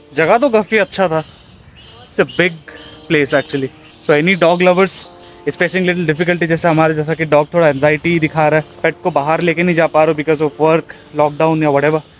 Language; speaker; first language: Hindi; non-native, local second language; Bangla